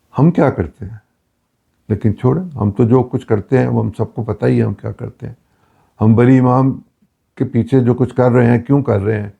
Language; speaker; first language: Urdu; native; Urdu